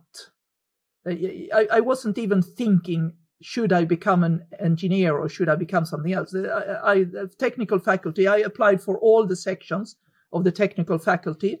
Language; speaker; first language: English; non-native, fluent; Swedish